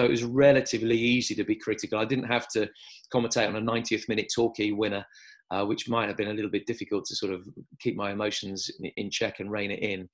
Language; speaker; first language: English; native; English